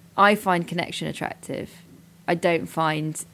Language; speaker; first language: English; native; English